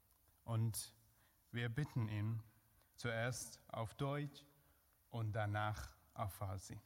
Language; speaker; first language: German; non-native, fluent; Persian